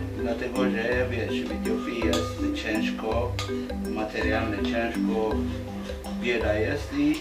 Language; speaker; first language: Polish; non-native, fluent; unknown